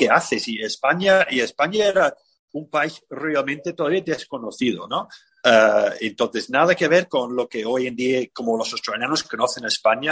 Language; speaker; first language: Spanish; non-native, fluent; English